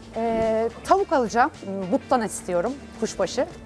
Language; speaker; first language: Turkish; native; Turkish